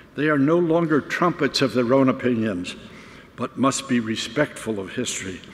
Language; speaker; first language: English; native; English